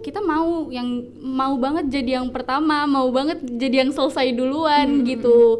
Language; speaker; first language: Indonesian; native; Indonesian